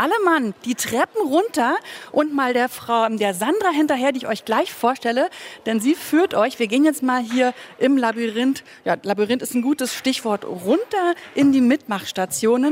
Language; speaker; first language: German; native; German